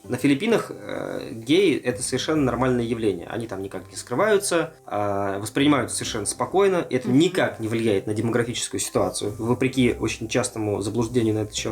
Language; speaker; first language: Russian; native; Russian